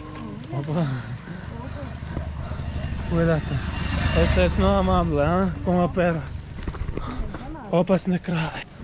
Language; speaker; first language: Spanish; non-native, learner; Croatian